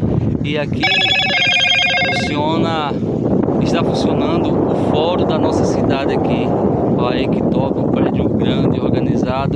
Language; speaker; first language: Portuguese; native; Portuguese